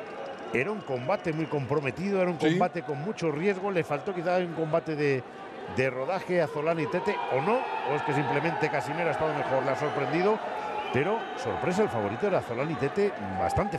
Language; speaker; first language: Spanish; native; Spanish